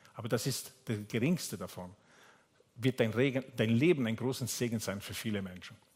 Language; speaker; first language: German; non-native, fluent; Italian